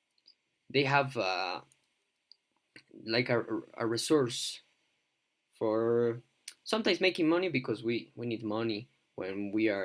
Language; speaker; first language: English; non-native, fluent; Spanish